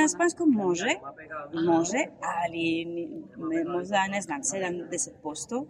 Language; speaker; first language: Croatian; non-native, learner; Spanish